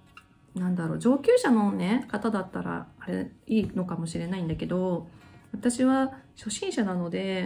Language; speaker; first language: Japanese; native; Japanese